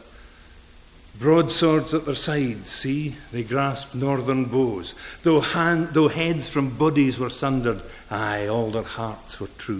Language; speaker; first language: English; native; English